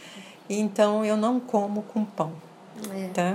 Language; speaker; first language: Portuguese; early bilingual, other home language; French